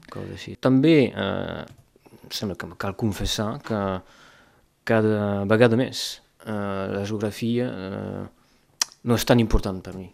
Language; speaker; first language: Catalan; non-native, local second language; French